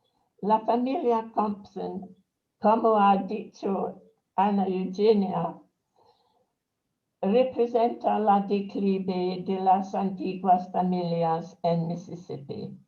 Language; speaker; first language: Spanish; non-native, fluent; English